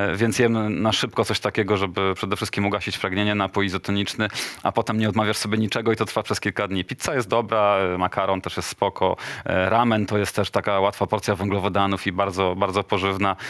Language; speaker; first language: Polish; native; Polish